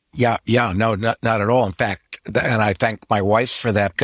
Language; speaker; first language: English; native; English